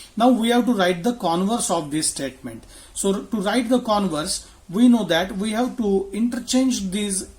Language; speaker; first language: English; non-native, local second language; Marathi